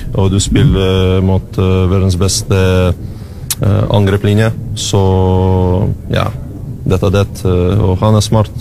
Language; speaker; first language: Norwegian; non-native, learner; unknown